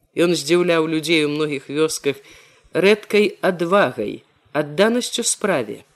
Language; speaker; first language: Belarusian; native; Belarusian